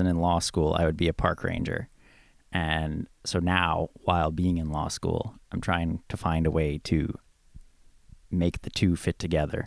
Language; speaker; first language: English; native; English